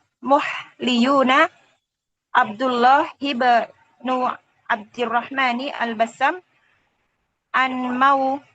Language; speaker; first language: Arabic; non-native, learner; Indonesian